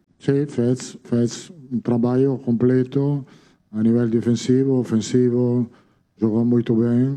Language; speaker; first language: Portuguese; non-native, fluent; Italian